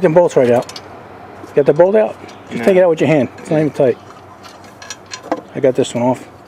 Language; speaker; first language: English; native; English